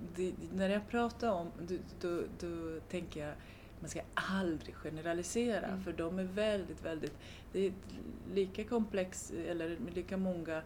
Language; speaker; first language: Swedish; non-native, fluent; Romanian